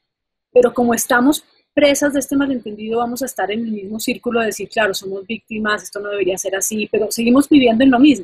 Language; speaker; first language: Spanish; native; Spanish